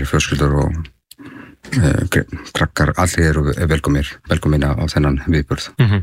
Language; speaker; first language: Icelandic; non-native, learner; Spanish